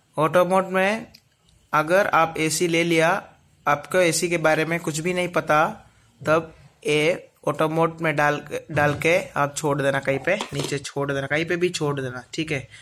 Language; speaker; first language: Hindi; non-native, local second language; Malayalam